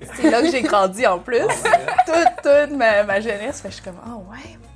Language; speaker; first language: French; native; French